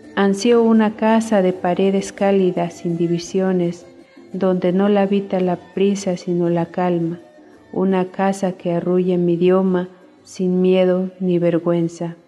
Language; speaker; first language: Spanish; non-native, local second language; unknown